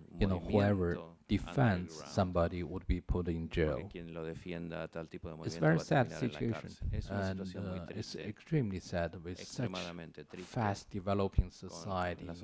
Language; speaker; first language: English; non-native, learner; Chinese